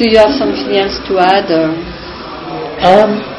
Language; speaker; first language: English; non-native, learner; French